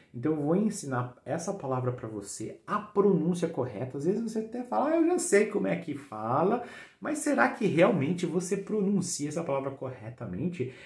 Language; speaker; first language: Portuguese; native; Portuguese